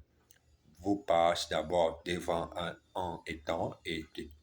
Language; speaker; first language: French; non-native, learner; German